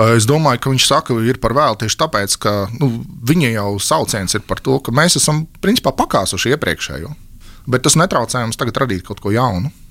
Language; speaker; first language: Latvian; native; Latvian